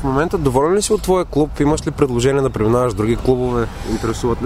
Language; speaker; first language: Bulgarian; native; Bulgarian